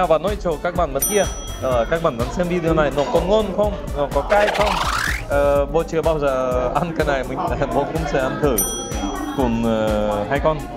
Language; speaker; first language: Vietnamese; non-native, learner; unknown